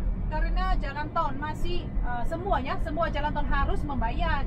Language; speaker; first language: Indonesian; non-native, fluent; Vietnamese